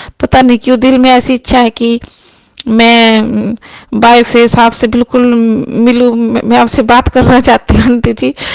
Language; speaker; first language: Hindi; non-native, local second language; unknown